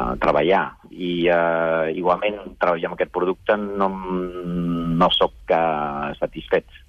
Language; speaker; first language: Catalan; non-native, fluent; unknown